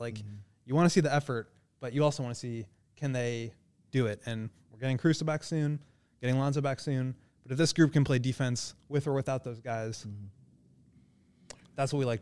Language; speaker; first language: English; native; English